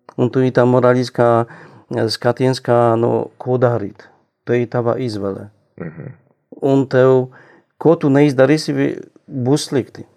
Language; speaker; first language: Latvian; non-native, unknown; Polish